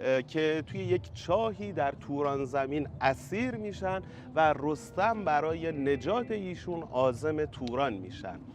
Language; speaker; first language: Persian; native; Persian